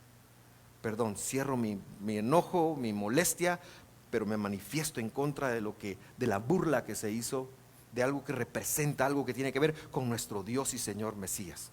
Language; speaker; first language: Spanish; native; Spanish